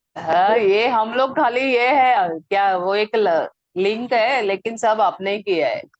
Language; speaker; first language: Hindi; non-native, local second language; Marathi